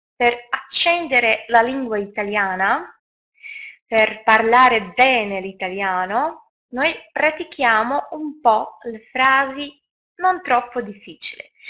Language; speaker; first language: Italian; non-native, fluent; Russian